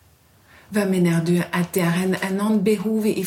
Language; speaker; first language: Norwegian; non-native, fluent; French